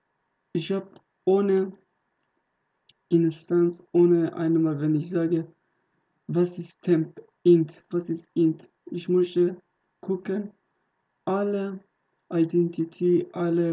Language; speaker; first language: German; non-native, learner; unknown